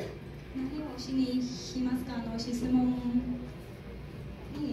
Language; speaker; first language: Japanese; non-native, learner; Thai